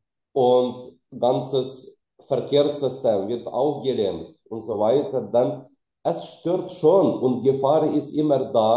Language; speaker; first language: German; non-native, fluent; Ukrainian